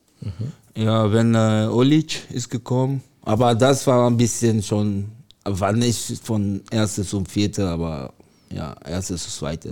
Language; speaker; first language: German; non-native, learner; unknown